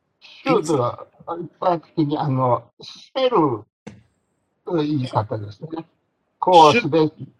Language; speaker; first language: Japanese; non-native, fluent; Chinese